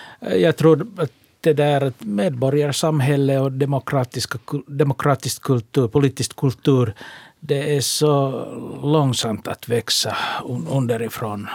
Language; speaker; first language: Swedish; non-native, local second language; Finnish